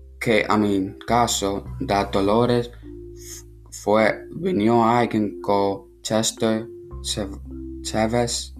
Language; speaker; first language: Spanish; non-native, learner; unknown